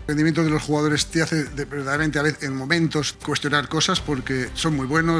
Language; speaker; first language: Spanish; native; Spanish